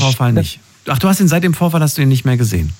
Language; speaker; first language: German; native; German